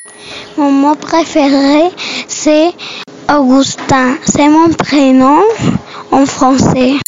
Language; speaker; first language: French; non-native, learner; Spanish